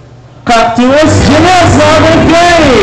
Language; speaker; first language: English; non-native, local second language; Filipino